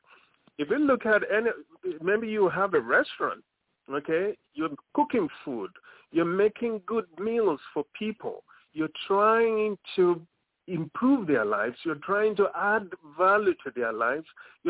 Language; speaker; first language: English; non-native, local second language; Yoruba